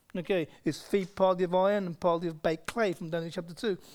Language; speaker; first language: English; native; English